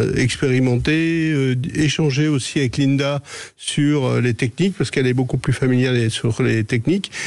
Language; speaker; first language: French; native; French